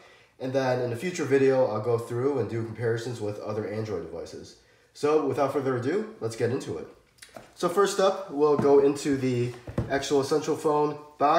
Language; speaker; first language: English; native; English